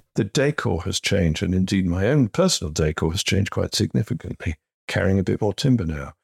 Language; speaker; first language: English; native; English